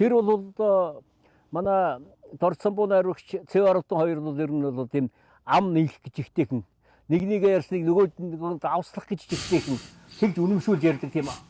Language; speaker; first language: Mongolian; native; Mongolian